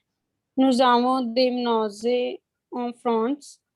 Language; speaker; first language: French; non-native, learner; Hindi